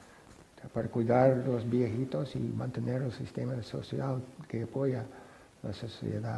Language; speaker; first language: Spanish; non-native, fluent; English